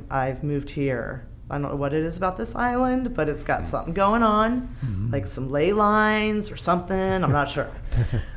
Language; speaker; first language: English; native; English